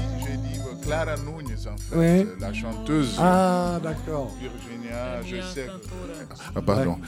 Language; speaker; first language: French; non-native, learner; Portuguese